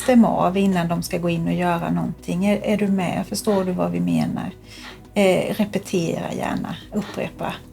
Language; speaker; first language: Swedish; native; Swedish